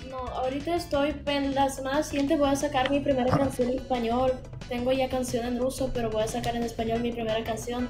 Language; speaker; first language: Spanish; non-native, fluent; Russian